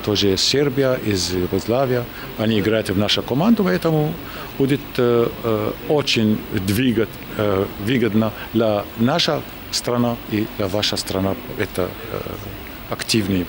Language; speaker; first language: Russian; non-native, learner; Arabic